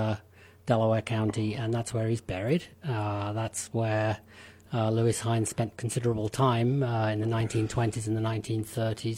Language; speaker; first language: English; native; English